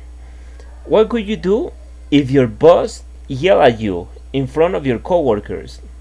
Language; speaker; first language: English; non-native, fluent; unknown